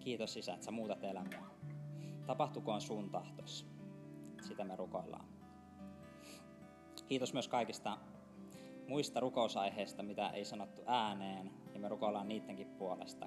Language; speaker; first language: Finnish; native; Finnish